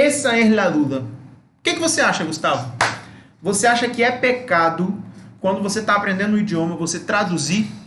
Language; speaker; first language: Portuguese; non-native, fluent; Spanish